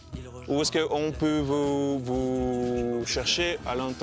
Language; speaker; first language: French; non-native, learner; Spanish